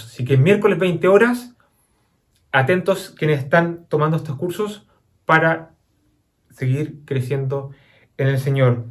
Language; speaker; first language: Spanish; native; Spanish